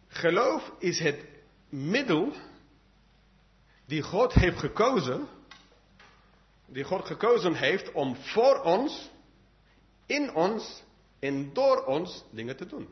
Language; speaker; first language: Dutch; non-native, fluent; English